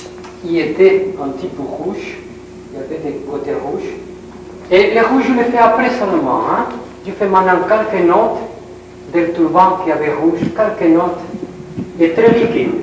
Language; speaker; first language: French; non-native, learner; Spanish